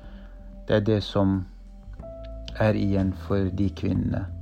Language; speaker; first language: Norwegian; non-native, fluent; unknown